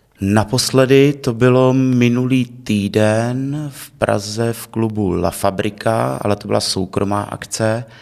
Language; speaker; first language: Czech; native; Czech